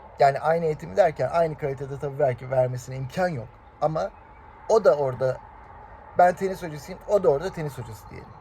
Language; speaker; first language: Turkish; native; Turkish